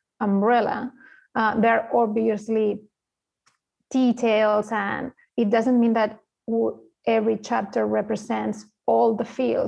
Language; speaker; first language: English; non-native, fluent; Spanish